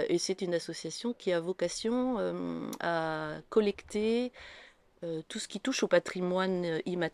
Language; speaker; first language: French; native; French